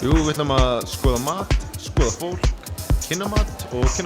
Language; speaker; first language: Icelandic; native; Icelandic